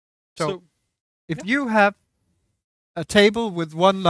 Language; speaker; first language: English; non-native, fluent; Danish